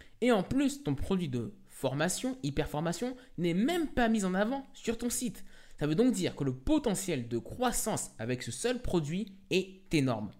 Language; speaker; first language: French; native; French